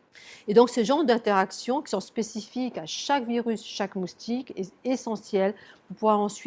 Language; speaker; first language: French; native; French